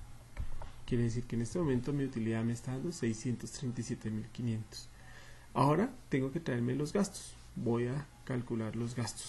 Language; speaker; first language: Spanish; native; Spanish